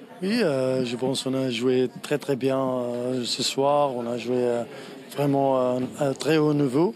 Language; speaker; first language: French; non-native, learner; Arabic